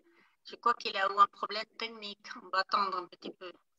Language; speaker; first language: French; non-native, fluent; Spanish